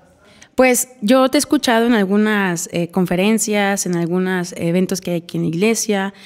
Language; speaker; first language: Spanish; native; Spanish